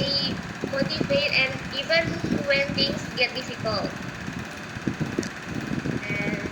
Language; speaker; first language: English; non-native, learner; Indonesian